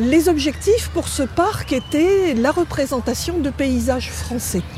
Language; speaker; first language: French; native; French